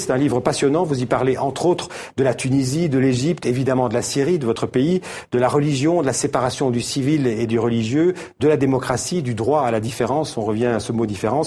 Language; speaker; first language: French; native; French